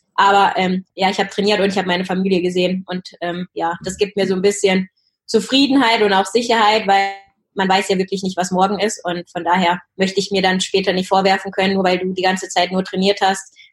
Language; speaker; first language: German; native; German